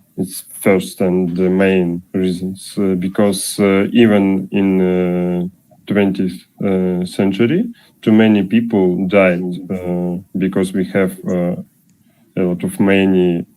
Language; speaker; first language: English; non-native, learner; Russian